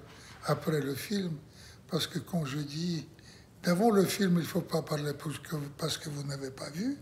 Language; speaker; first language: French; non-native, learner; Russian